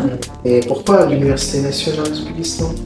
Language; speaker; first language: French; non-native, fluent; Uzbek